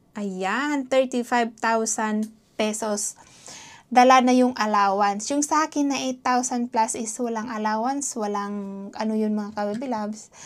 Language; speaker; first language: Filipino; non-native, local second language; Hiligaynon